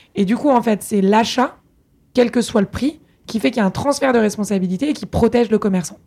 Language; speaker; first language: French; native; French